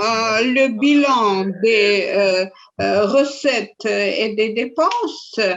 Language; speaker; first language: French; non-native, fluent; Russian